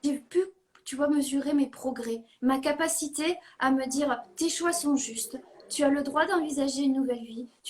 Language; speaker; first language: French; native; French